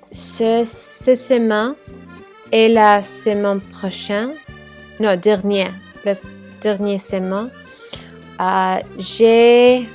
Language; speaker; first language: French; non-native, learner; Arabic